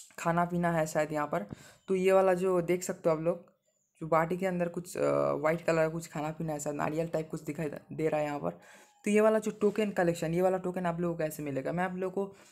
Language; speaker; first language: Hindi; non-native, local second language; Bangla